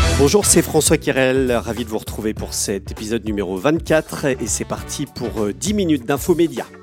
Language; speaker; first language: French; native; French